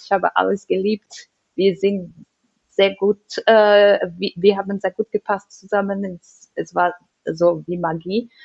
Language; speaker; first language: German; non-native, learner; Portuguese